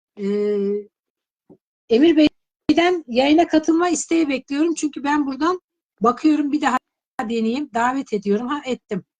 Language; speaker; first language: Turkish; native; Turkish